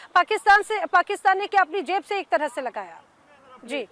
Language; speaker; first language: Hindi; native; Hindi